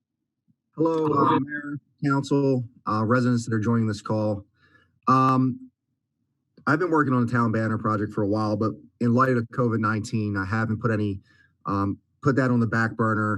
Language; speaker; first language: English; native; English